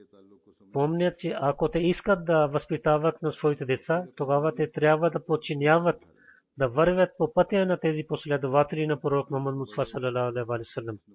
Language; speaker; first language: Bulgarian; non-native, fluent; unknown